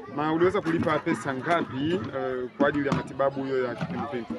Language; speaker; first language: Swahili; native; Swahili